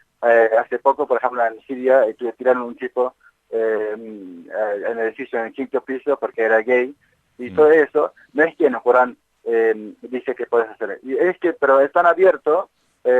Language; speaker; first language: Spanish; non-native, fluent; Kurdish